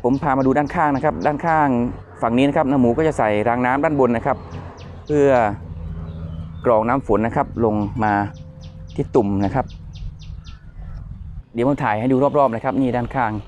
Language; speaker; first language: Thai; native; Thai